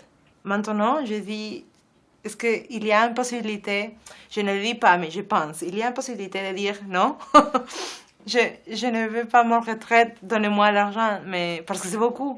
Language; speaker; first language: French; non-native, learner; Spanish